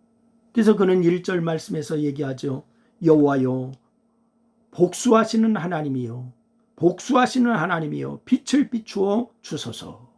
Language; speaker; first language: Korean; native; Korean